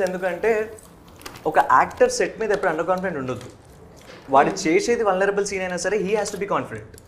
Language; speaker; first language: Telugu; native; Telugu